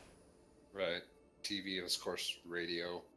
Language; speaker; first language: English; native; English